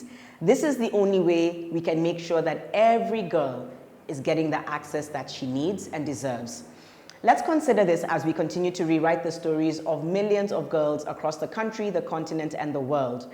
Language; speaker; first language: English; non-native, local second language; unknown